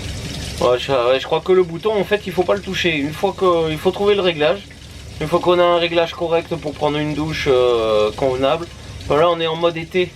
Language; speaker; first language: French; native; French